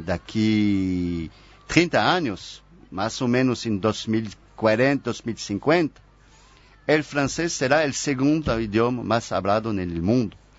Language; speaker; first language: Portuguese; non-native, fluent; French